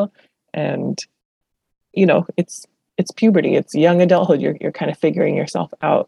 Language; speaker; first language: English; early bilingual, other home language; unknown